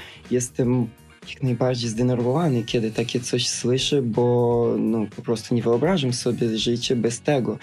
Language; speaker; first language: Polish; non-native, fluent; Russian